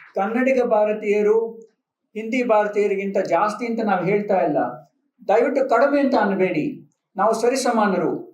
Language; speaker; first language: Kannada; non-native, local second language; Telugu